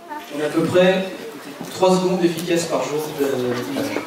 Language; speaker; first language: French; native; French